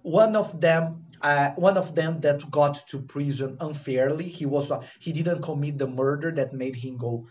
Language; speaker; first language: English; non-native, fluent; Portuguese